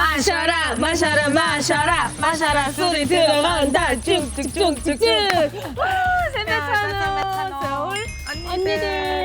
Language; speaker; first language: Korean; non-native, fluent; Mongolian